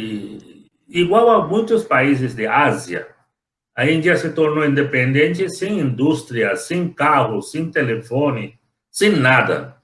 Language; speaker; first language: Portuguese; non-native, fluent; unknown